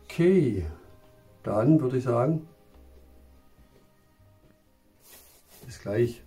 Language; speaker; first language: German; native; German